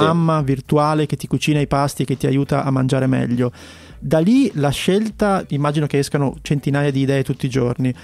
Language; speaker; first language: Italian; native; Italian